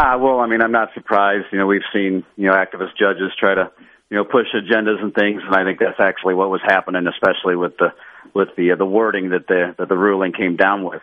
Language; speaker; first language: English; native; English